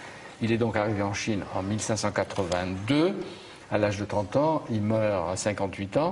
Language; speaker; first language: French; native; French